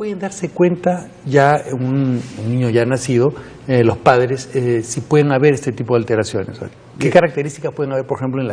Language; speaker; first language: Spanish; native; Spanish